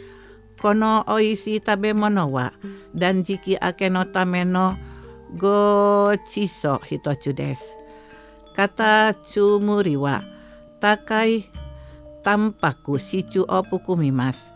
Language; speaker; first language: Japanese; non-native, fluent; Indonesian